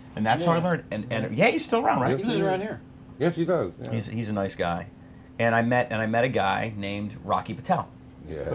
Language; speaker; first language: English; native; English